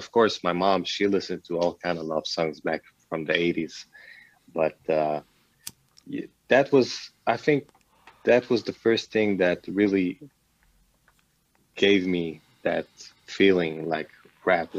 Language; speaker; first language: English; non-native, fluent; Swedish